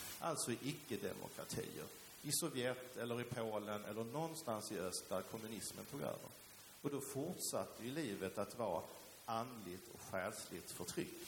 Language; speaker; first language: Swedish; early bilingual, other home language; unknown